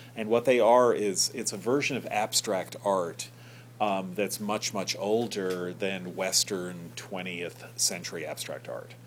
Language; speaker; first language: English; native; English